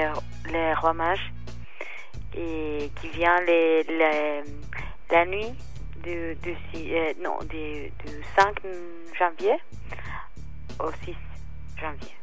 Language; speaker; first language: French; non-native, fluent; Spanish